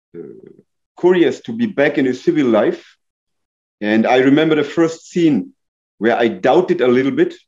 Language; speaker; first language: English; non-native, fluent; German